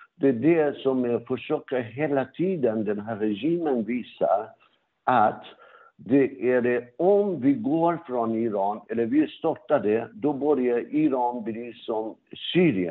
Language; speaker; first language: Swedish; non-native, fluent; Persian